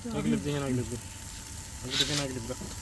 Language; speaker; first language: Arabic; native; Arabic